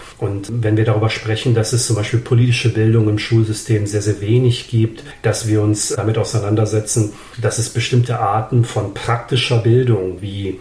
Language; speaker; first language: German; early bilingual, other home language; Bosnian